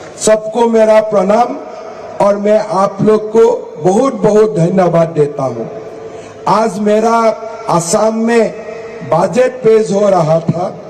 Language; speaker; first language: Hindi; non-native, local second language; Assamese